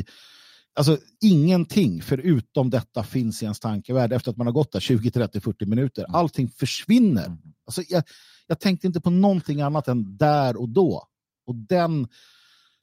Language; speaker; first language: Swedish; native; Swedish